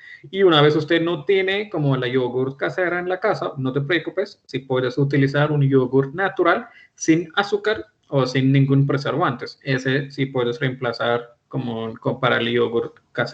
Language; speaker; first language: Spanish; non-native, fluent; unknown